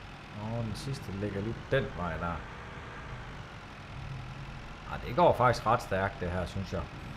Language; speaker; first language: Danish; native; Danish